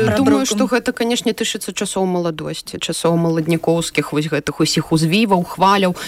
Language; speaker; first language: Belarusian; native; Belarusian